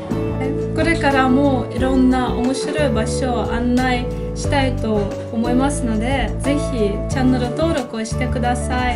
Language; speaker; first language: Japanese; non-native, fluent; Russian